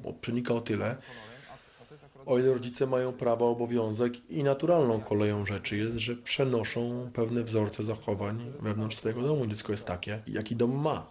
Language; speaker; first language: Polish; native; Polish